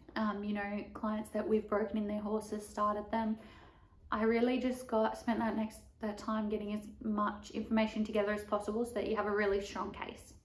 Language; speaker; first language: English; native; English